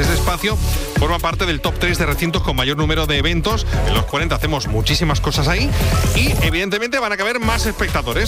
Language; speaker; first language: Spanish; native; Spanish